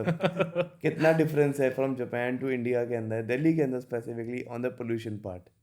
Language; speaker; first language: Hindi; native; Hindi